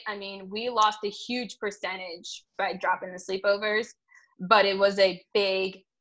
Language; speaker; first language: English; native; English